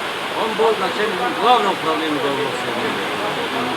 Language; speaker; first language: Russian; non-native, fluent; Azerbaijani